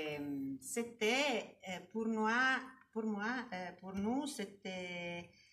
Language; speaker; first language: French; non-native, learner; Italian